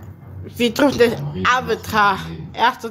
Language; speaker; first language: German; early bilingual, other home language; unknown